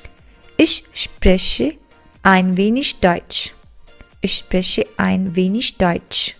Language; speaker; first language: German; non-native, fluent; Punjabi